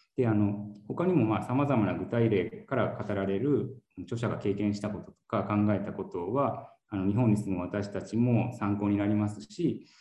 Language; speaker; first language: Japanese; native; Japanese